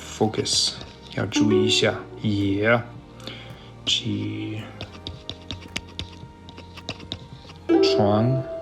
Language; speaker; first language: Chinese; non-native, learner; English